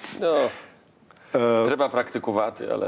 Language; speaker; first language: Ukrainian; non-native, learner; Polish